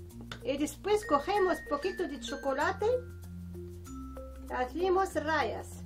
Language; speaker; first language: Spanish; non-native, fluent; Arabic